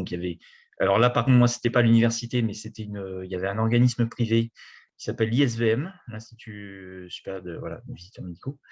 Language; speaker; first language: French; native; French